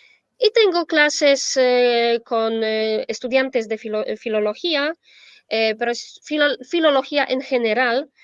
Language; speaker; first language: Spanish; non-native, fluent; Polish